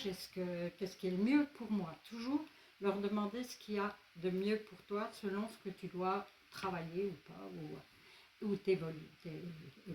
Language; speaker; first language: French; native; French